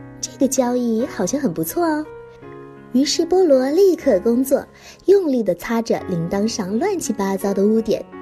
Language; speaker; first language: Chinese; native; Chinese